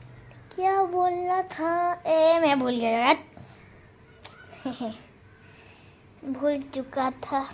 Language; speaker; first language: Hindi; non-native, local second language; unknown